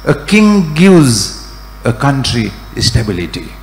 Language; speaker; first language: English; non-native, local second language; Sinhala